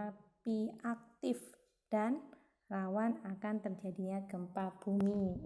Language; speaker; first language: Indonesian; native; Indonesian